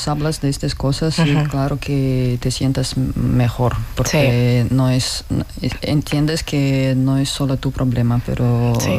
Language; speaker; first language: Spanish; non-native, learner; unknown